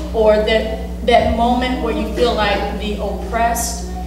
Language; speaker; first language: English; native; English